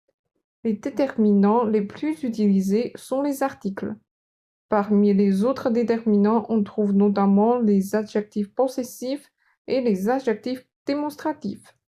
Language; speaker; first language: French; non-native, fluent; Chinese